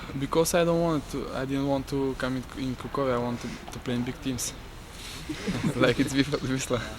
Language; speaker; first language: English; non-native, local second language; Bulgarian